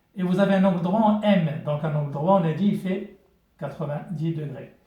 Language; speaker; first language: French; non-native, local second language; Arabic